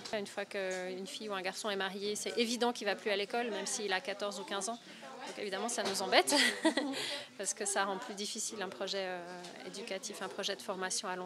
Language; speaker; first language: French; native; French